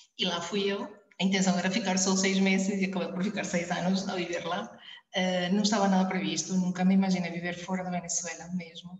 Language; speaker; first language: Portuguese; early bilingual, heritage; Spanish